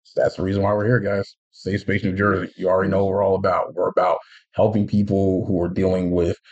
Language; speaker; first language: English; native; English